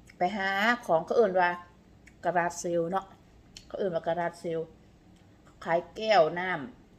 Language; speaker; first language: Thai; non-native, local second language; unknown